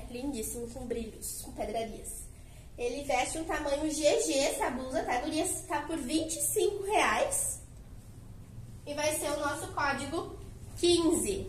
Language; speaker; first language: Portuguese; native; Portuguese